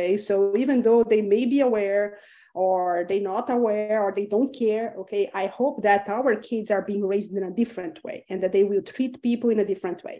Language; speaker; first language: English; non-native, fluent; Portuguese